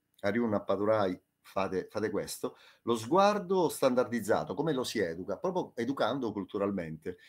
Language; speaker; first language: Italian; native; Italian